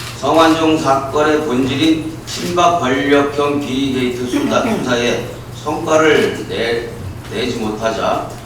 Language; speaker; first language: Korean; native; Korean